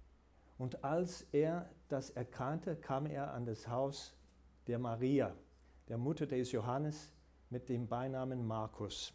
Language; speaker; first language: German; non-native, fluent; English